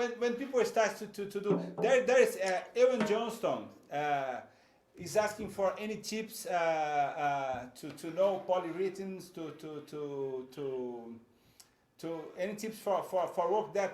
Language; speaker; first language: English; non-native, fluent; Portuguese